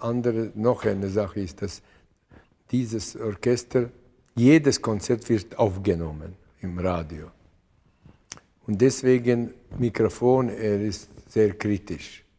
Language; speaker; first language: German; non-native, fluent; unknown